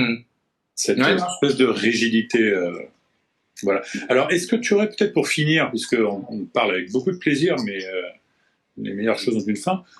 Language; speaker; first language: French; native; French